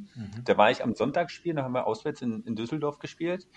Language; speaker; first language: German; native; German